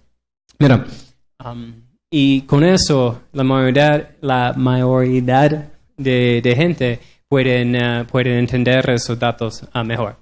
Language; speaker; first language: Spanish; non-native, learner; English